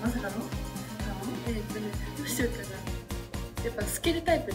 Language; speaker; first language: Japanese; native; Japanese